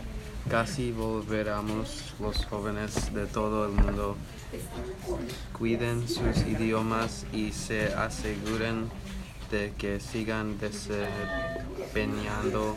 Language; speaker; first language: Spanish; non-native, learner; English